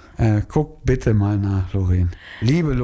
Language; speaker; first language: German; native; German